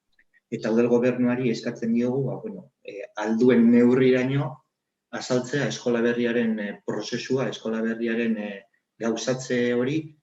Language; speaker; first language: Basque; native; Basque